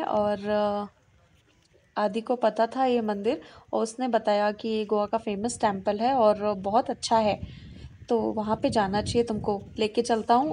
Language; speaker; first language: Hindi; native; Hindi